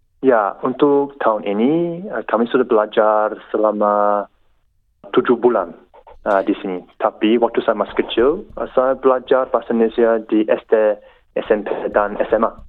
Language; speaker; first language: Indonesian; non-native, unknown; English